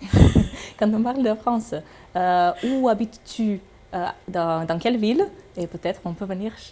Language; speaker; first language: French; non-native, fluent; Serbian